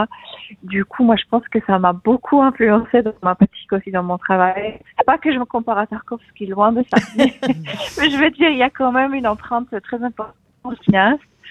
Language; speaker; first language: French; non-native, fluent; Polish